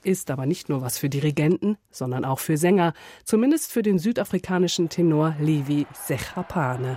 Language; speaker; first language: German; native; German